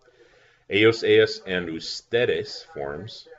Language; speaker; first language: Spanish; non-native, fluent; English